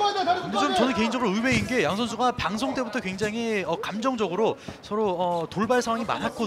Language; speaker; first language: Korean; native; Korean